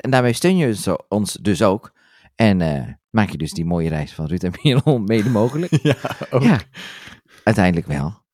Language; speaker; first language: Dutch; native; Dutch